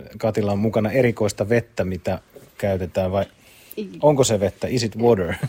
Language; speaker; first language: Finnish; native; Finnish